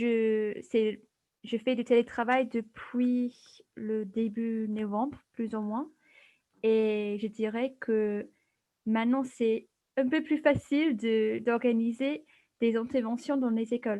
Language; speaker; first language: French; non-native, fluent; English